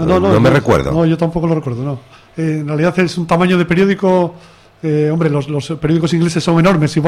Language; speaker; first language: Spanish; native; Spanish